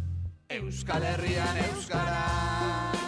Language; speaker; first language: Basque; native; Basque